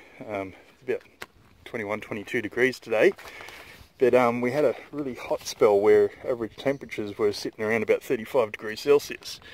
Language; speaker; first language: English; native; English